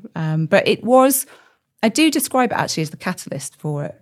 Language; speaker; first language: English; native; English